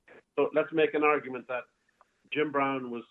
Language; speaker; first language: English; native; English